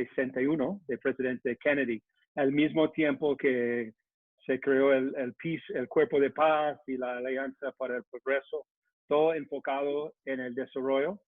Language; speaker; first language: Spanish; non-native, fluent; English